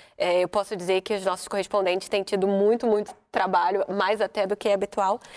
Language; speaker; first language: Portuguese; native; Portuguese